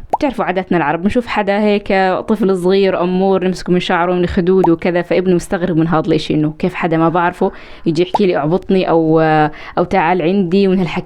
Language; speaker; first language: Arabic; native; Arabic